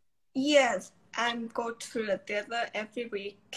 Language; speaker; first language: English; non-native, learner; Thai